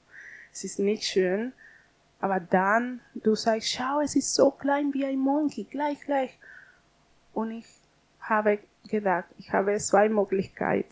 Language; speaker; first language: German; non-native, learner; Spanish